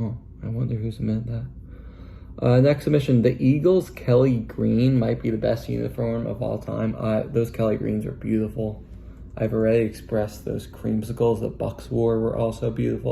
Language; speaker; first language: English; native; English